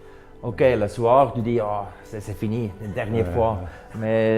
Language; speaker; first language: French; non-native, local second language; German